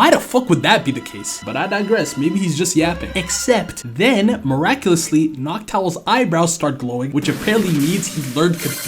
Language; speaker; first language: English; native; English